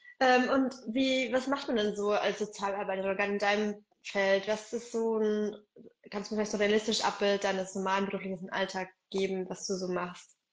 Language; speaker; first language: German; native; German